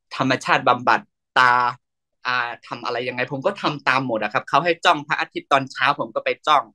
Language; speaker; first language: Thai; non-native, fluent; Burmese